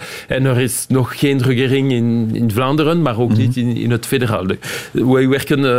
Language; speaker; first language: Dutch; non-native, local second language; French